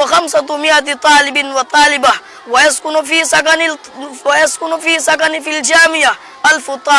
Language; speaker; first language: Arabic; non-native, fluent; Urdu